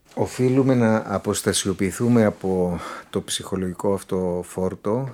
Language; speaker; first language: Greek; native; Greek